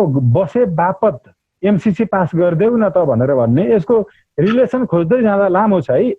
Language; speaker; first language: Nepali; native; Nepali